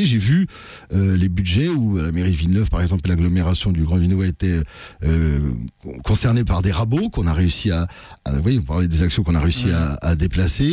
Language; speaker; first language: French; native; French